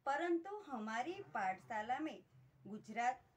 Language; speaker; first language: Hindi; non-native, local second language; Gujarati